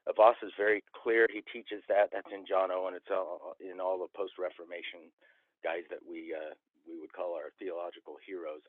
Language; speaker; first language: English; native; English